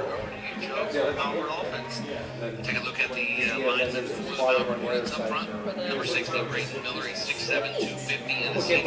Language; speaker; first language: English; native; English